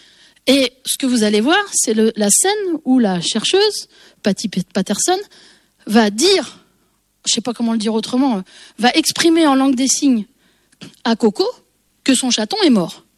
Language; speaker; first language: French; native; French